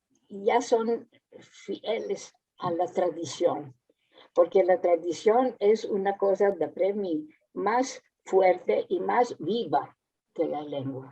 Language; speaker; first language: Spanish; early bilingual, heritage; Spanish